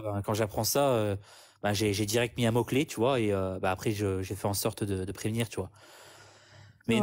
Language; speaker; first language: French; native; French